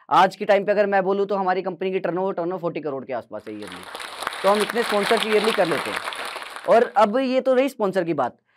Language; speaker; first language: Hindi; native; Hindi